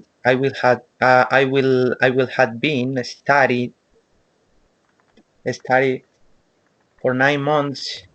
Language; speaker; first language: English; non-native, learner; Spanish